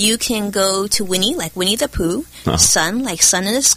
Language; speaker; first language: English; early bilingual, other home language; Chinese